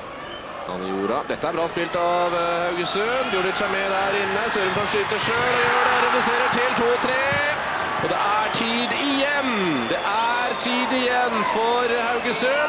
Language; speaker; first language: Norwegian; native; Norwegian